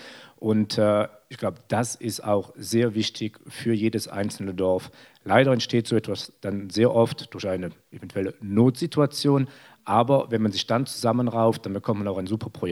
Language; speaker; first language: German; native; German